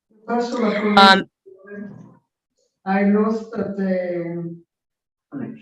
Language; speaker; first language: English; non-native, learner; Italian